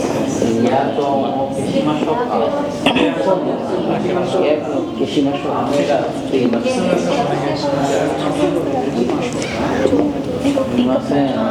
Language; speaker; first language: Japanese; non-native, learner; Bangla